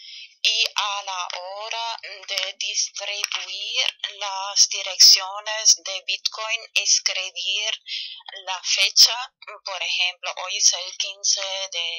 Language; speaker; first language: Spanish; non-native, fluent; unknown